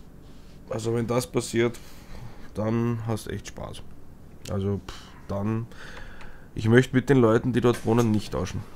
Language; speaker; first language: German; native; German